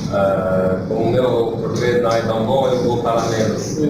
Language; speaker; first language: Portuguese; non-native, learner; Chinese